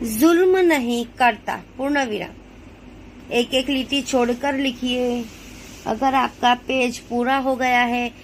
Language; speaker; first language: Hindi; non-native, local second language; Gujarati